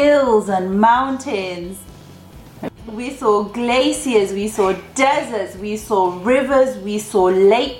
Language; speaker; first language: English; early bilingual, other home language; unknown